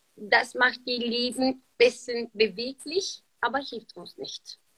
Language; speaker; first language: German; non-native, learner; Turkish